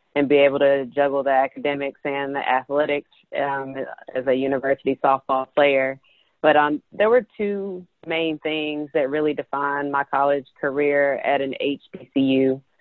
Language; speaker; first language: English; native; English